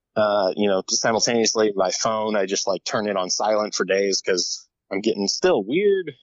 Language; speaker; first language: English; native; English